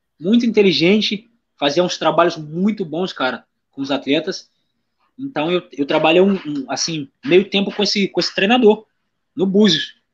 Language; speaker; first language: Portuguese; native; Portuguese